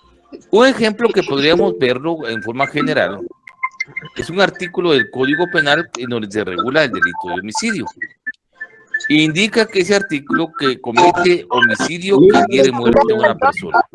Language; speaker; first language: Spanish; native; Spanish